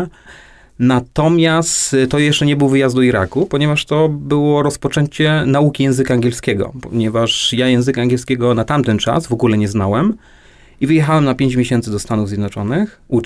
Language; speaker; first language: Polish; native; Polish